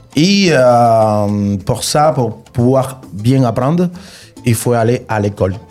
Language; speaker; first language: French; non-native, fluent; Spanish